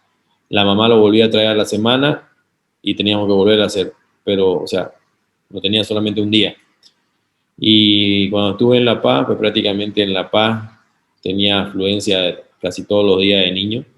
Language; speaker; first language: Spanish; native; Spanish